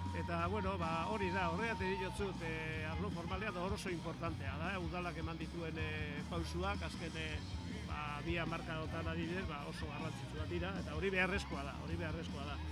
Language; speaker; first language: Basque; native; Basque